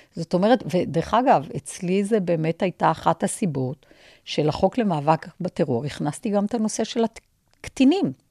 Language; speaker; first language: Hebrew; native; Hebrew